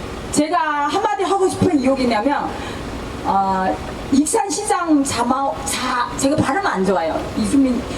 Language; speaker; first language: Korean; non-native, fluent; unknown